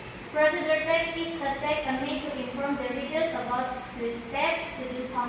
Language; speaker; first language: English; non-native, learner; Indonesian